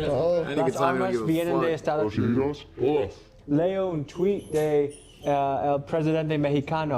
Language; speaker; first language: Spanish; non-native, learner; English